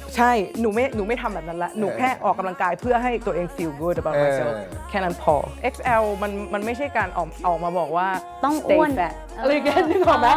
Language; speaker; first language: Thai; native; Thai